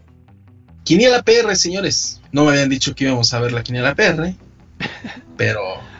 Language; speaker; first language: Spanish; native; Spanish